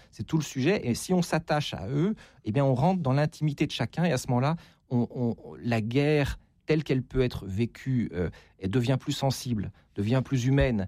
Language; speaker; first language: French; native; French